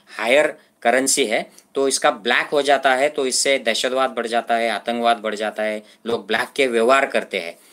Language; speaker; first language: Hindi; non-native, local second language; Marathi